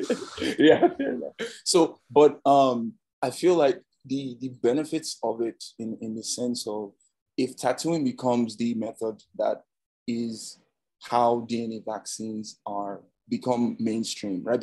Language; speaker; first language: English; non-native, local second language; Yoruba